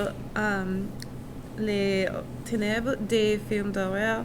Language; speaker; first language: French; non-native, learner; English